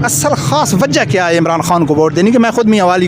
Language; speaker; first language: Urdu; native; Urdu